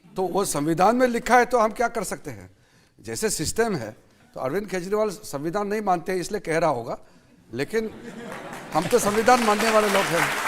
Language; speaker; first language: Hindi; non-native, local second language; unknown